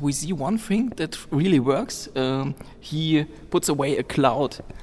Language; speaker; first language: English; non-native, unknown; German